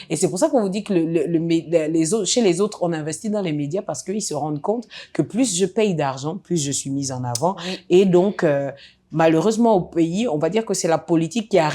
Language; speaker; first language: French; native; French